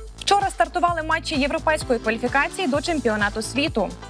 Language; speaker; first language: Ukrainian; native; Ukrainian